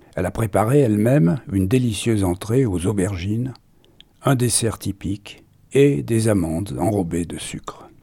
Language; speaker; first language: French; native; French